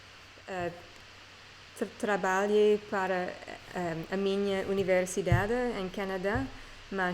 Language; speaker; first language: Portuguese; non-native, learner; English